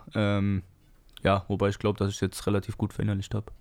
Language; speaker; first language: German; native; German